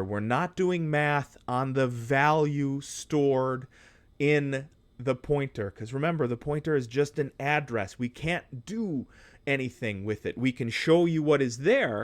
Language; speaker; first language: English; native; English